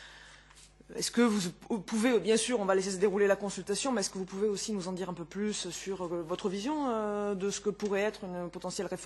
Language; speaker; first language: French; native; French